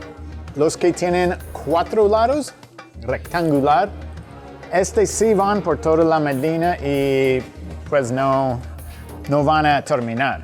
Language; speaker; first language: Spanish; non-native, fluent; English